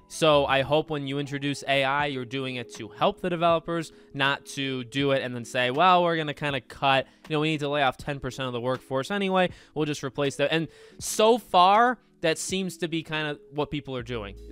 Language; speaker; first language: English; native; English